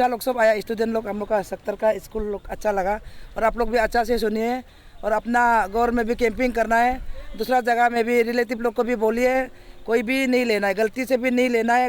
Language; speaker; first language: Hindi; non-native, local second language; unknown